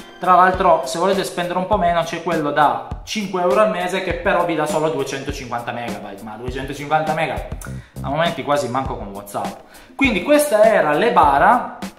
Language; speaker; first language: Italian; native; Italian